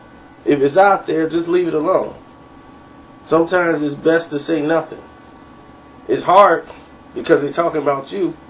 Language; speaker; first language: English; native; English